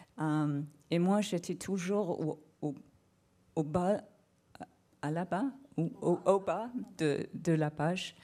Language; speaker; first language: French; non-native, learner; English